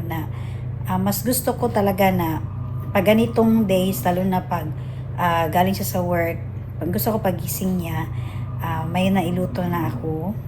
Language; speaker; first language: Filipino; non-native, local second language; Hiligaynon